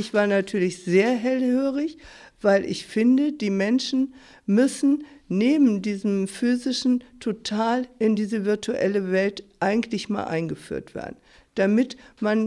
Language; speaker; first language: German; native; German